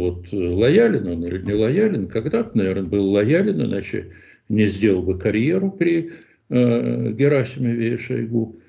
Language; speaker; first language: Russian; native; Russian